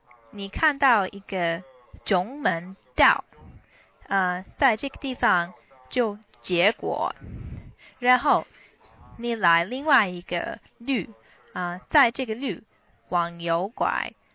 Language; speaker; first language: Chinese; non-native, learner; English